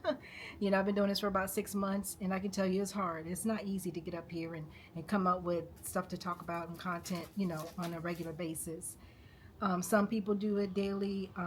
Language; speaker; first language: English; native; English